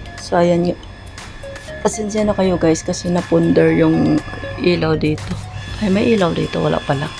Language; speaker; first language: Filipino; non-native, local second language; Cebuano